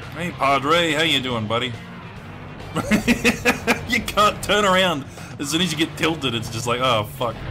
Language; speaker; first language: English; native; English